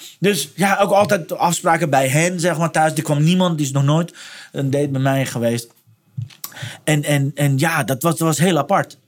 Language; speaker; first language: Dutch; non-native, fluent; Persian